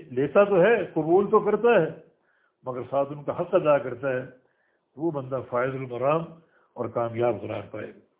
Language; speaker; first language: Urdu; native; Urdu